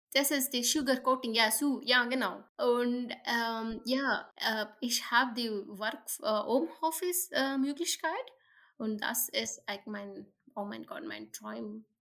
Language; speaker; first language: German; non-native, fluent; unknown